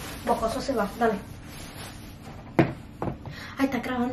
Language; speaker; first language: Spanish; early bilingual, heritage; Spanish